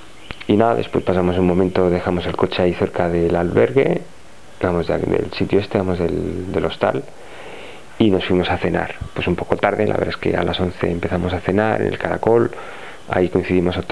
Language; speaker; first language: Spanish; native; Spanish